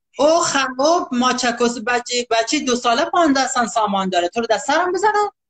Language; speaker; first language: Persian; native; Persian